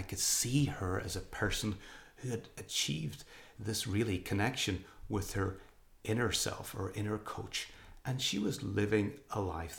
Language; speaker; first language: English; native; English